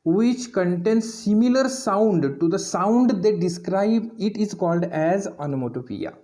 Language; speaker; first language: English; non-native, local second language; Marathi